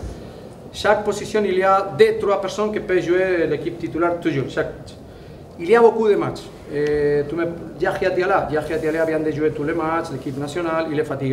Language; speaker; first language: French; non-native, fluent; Spanish